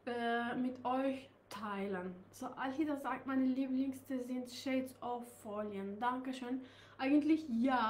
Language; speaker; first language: German; non-native, learner; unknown